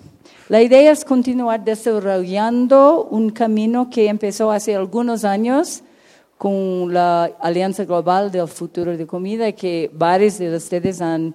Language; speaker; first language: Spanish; non-native, fluent; English